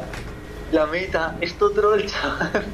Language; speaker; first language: Spanish; native; Spanish